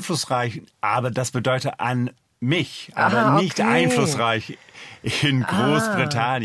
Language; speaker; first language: German; non-native, fluent; English